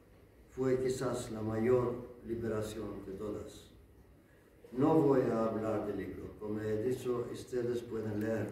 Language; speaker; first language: Spanish; non-native, learner; Greek